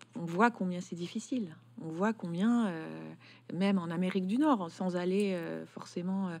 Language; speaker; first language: French; native; French